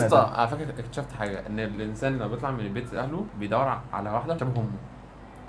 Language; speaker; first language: Arabic; native; Arabic